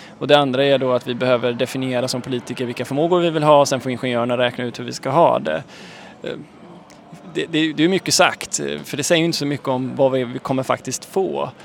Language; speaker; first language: Swedish; native; Swedish